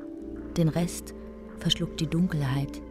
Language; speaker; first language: German; native; German